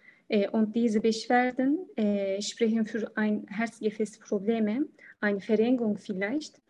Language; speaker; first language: German; non-native, learner; Turkish